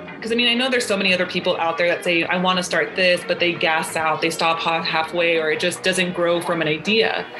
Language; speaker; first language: English; native; English